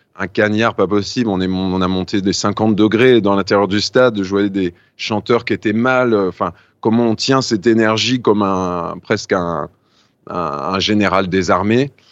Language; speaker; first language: French; native; French